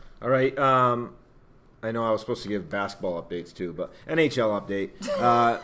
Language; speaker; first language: English; native; English